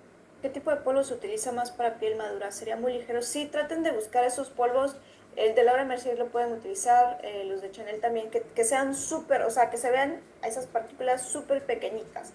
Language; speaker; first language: Spanish; native; Spanish